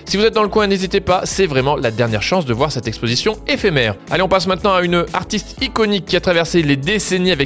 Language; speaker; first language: French; native; French